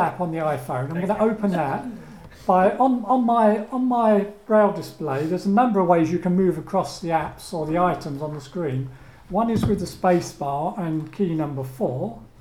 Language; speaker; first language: English; native; English